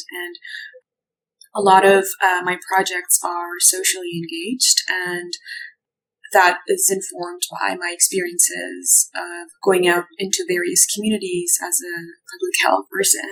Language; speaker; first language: English; non-native, local second language; Urdu